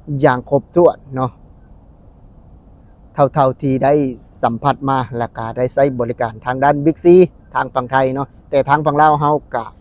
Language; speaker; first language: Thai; non-native, local second language; Lao